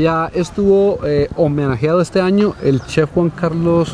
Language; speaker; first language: Spanish; native; Spanish